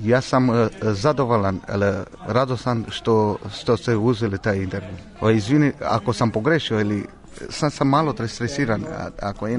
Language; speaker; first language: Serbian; non-native, learner; Romanian